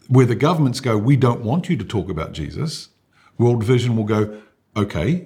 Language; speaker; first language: English; native; English